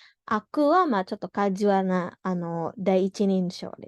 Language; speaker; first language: Japanese; non-native, fluent; Indonesian